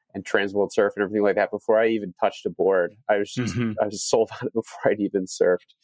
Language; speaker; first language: English; native; English